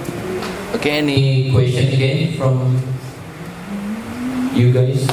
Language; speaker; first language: English; non-native, learner; Indonesian